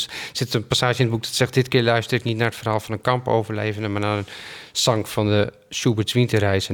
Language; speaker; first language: Dutch; native; Dutch